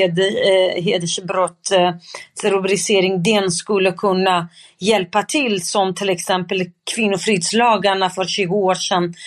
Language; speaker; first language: Swedish; non-native, fluent; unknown